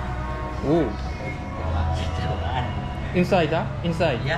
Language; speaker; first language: English; non-native, fluent; Korean